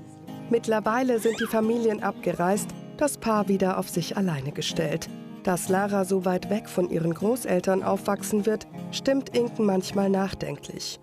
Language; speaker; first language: German; native; German